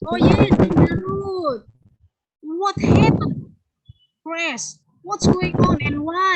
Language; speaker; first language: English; non-native, learner; Indonesian